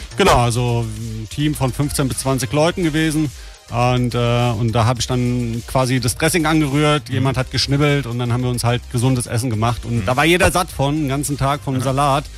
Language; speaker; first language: German; early bilingual, other home language; Croatian